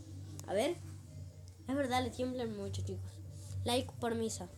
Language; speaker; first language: Spanish; native; Spanish